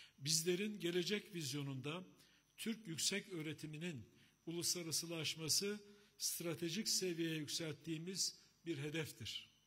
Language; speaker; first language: Turkish; native; Turkish